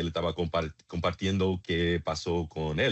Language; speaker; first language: Spanish; non-native, learner; English